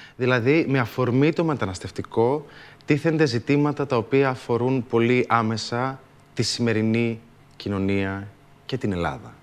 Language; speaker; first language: Greek; native; Greek